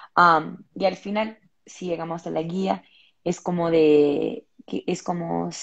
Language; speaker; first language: Spanish; early bilingual, heritage; Spanish